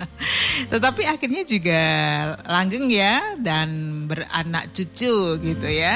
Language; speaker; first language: Indonesian; native; Indonesian